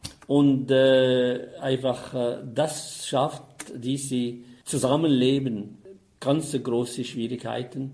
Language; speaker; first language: German; non-native, fluent; Arabic